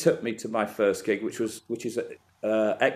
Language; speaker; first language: English; native; English